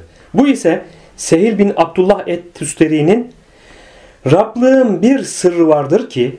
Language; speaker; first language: Turkish; native; Turkish